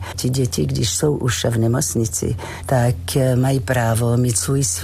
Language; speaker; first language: Czech; non-native, fluent; French